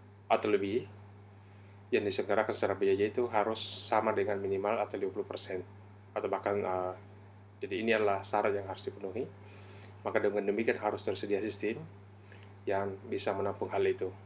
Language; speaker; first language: Indonesian; native; Indonesian